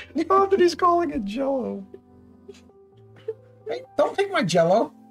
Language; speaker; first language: English; native; English